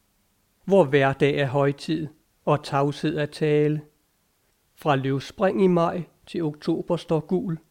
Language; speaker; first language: Danish; native; Danish